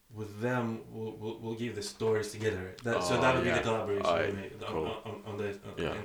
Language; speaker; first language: English; non-native, fluent; Greek